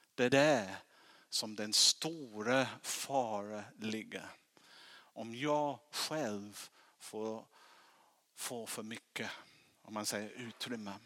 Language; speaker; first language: Swedish; non-native, fluent; English